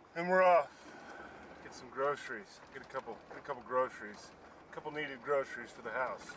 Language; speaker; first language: English; native; English